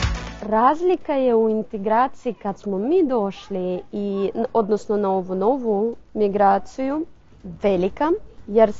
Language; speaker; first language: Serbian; non-native, fluent; Russian